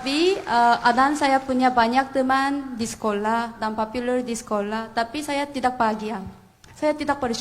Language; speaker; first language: Indonesian; non-native, learner; Korean